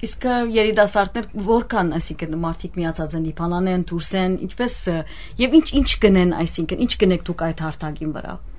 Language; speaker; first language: Armenian; early bilingual, heritage; Armenian